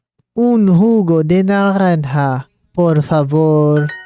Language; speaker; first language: Spanish; non-native, learner; English